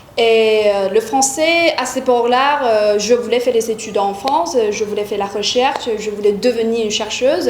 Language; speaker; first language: French; non-native, fluent; Chinese